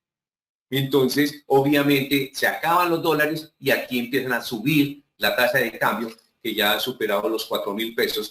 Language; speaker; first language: Spanish; native; Spanish